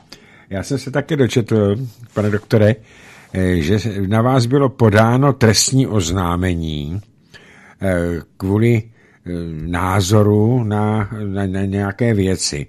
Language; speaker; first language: Czech; native; Czech